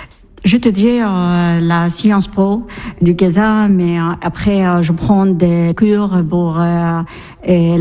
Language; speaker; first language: French; non-native, learner; Arabic